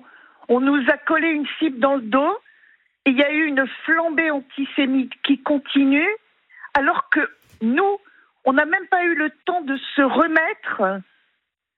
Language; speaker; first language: French; native; French